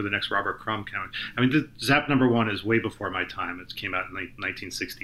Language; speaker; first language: English; native; English